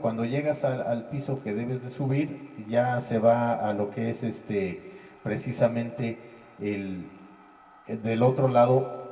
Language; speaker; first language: Spanish; native; Spanish